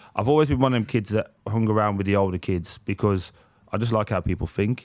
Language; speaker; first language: English; native; English